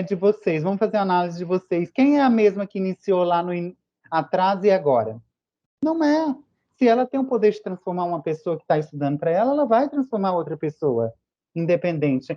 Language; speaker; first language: Portuguese; native; Portuguese